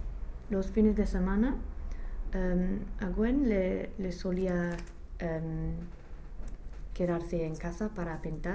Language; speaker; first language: Spanish; non-native, learner; English